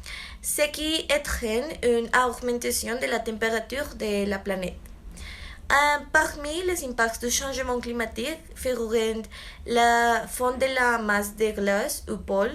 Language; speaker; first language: French; non-native, learner; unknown